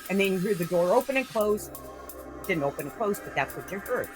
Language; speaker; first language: English; native; English